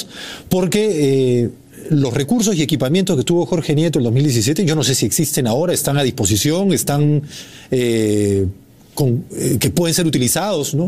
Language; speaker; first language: Spanish; native; Spanish